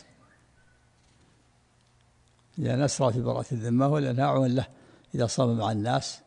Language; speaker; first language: Arabic; native; Arabic